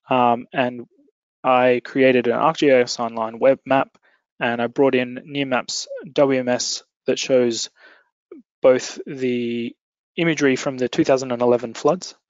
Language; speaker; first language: English; native; English